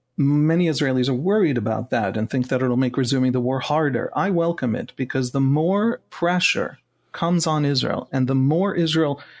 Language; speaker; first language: English; non-native, fluent; Hebrew